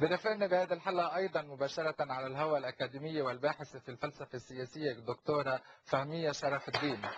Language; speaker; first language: Arabic; native; Arabic